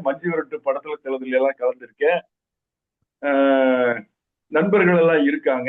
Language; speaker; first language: Tamil; native; Tamil